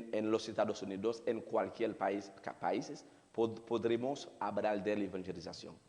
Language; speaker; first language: Spanish; non-native, learner; Haitian Creole